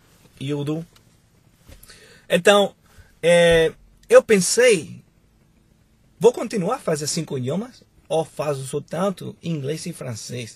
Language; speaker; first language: Portuguese; non-native, fluent; Spanish